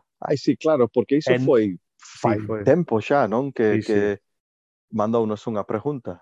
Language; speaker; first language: Galician; non-native, local second language; Spanish